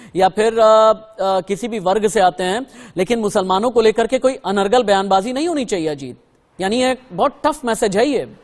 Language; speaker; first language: Hindi; native; Hindi